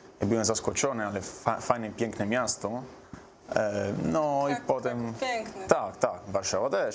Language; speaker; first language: Polish; non-native, learner; Italian